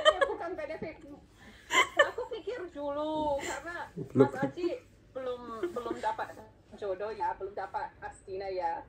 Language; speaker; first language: Indonesian; non-native, fluent; English